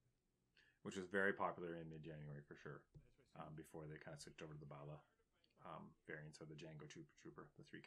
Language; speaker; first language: English; native; English